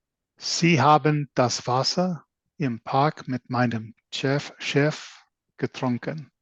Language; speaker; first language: German; non-native, learner; English